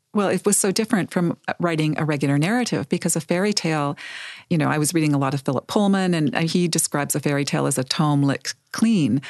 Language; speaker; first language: English; native; English